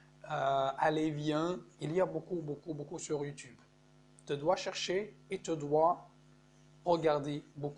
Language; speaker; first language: French; non-native, fluent; Arabic